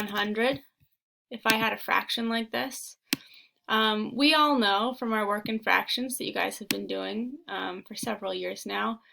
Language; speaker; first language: English; native; English